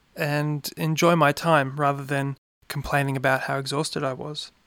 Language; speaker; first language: English; native; English